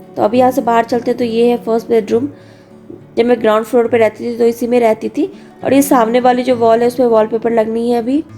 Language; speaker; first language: Hindi; native; Hindi